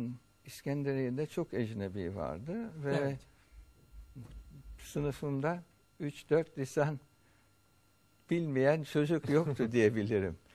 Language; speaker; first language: Turkish; early bilingual, heritage; Turkish